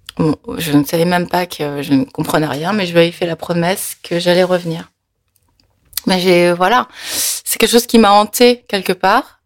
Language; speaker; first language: French; early bilingual, other home language; Korean